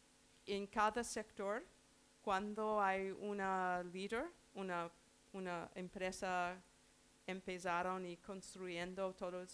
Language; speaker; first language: Spanish; non-native, learner; English